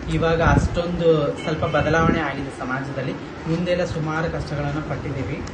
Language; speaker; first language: Kannada; native; Kannada